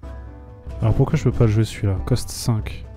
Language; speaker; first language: French; native; French